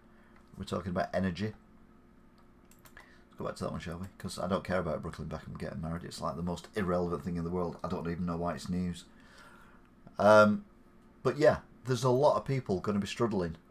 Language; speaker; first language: English; native; English